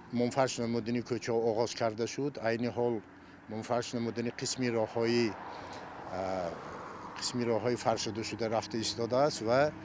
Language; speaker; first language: Tajik; native; Tajik